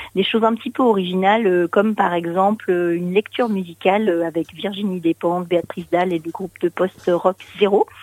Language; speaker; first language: French; native; French